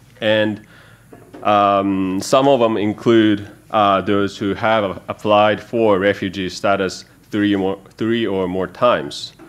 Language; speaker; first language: English; non-native, fluent; Japanese